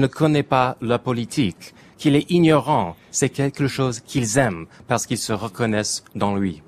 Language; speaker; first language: French; non-native, fluent; English